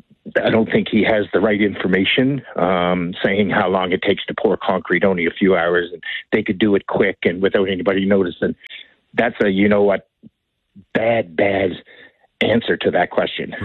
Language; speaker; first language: English; native; English